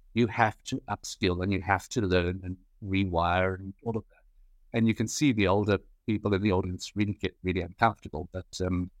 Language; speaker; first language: English; native; English